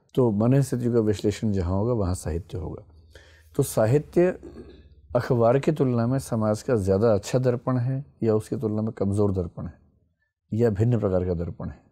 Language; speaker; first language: Hindi; native; Hindi